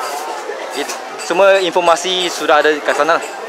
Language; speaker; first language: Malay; non-native, local second language; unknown